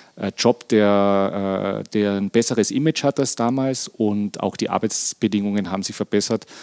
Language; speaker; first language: German; native; German